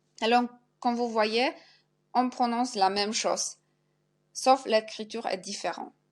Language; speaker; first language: French; non-native, fluent; Polish